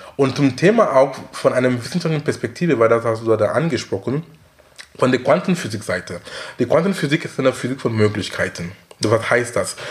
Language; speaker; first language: German; non-native, fluent; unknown